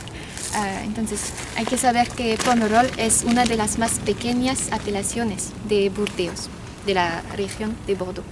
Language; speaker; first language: Spanish; non-native, fluent; French